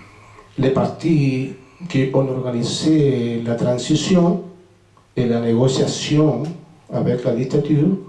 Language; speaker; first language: French; non-native, fluent; Spanish